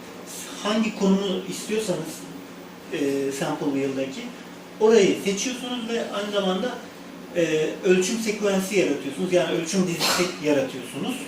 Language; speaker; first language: Turkish; native; Turkish